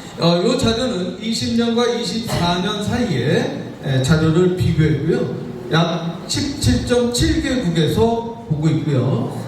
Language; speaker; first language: Korean; native; Korean